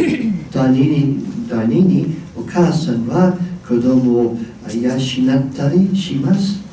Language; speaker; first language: Japanese; non-native, fluent; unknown